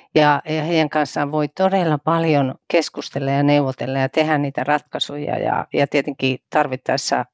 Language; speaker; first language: Finnish; native; Finnish